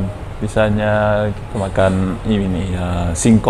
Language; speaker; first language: Indonesian; non-native, fluent; Fijian